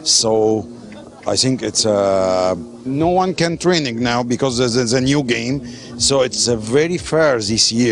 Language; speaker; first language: English; non-native, learner; Arabic